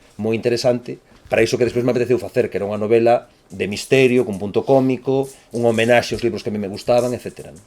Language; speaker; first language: Galician; native; Galician